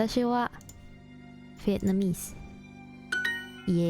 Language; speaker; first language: Japanese; non-native, learner; Indonesian